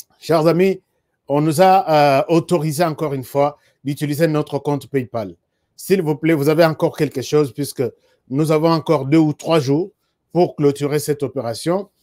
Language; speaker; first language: French; non-native, local second language; Lingala